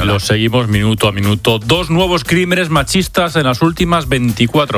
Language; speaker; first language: Spanish; native; Spanish